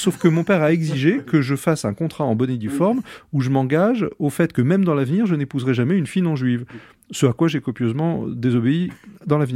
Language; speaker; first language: French; native; French